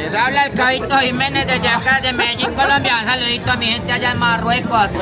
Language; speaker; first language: Spanish; native; Spanish